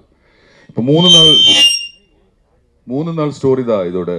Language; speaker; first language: Tamil; non-native, learner; Malayalam